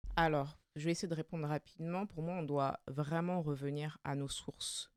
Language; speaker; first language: French; early bilingual, other home language; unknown